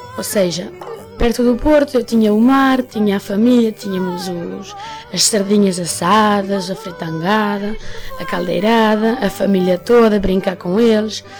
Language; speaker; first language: Portuguese; early bilingual, heritage; Portuguese